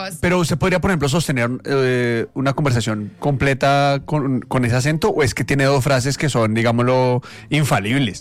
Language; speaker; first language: Spanish; native; Spanish